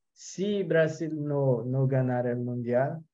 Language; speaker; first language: Spanish; non-native, local second language; Portuguese